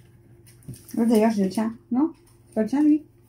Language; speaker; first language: French; native; French